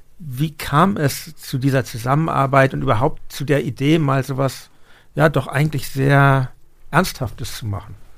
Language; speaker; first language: German; native; German